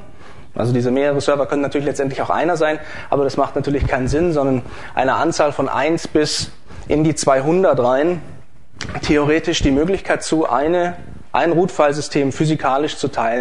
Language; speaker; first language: German; native; German